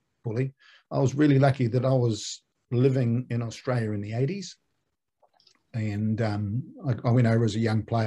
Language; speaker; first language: English; native; English